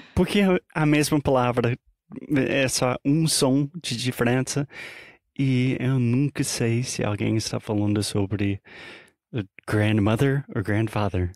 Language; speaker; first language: Portuguese; non-native, fluent; English